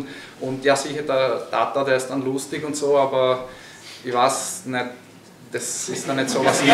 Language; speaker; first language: German; native; German